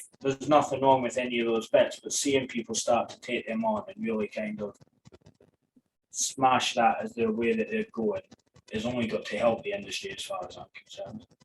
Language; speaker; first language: English; native; English